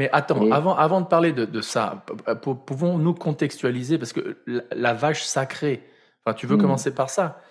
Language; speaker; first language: French; native; French